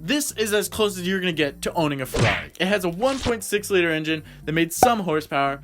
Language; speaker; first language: English; native; English